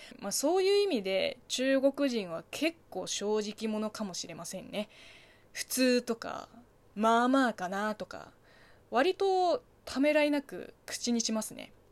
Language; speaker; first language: Japanese; non-native, fluent; Chinese